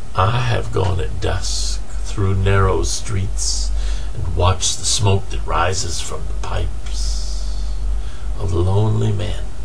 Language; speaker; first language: English; native; English